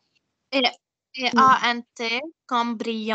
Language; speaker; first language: French; non-native, learner; Arabic